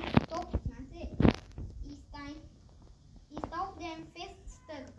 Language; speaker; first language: German; non-native, learner; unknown